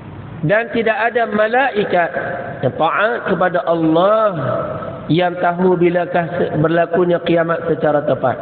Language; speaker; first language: Malay; native; Malay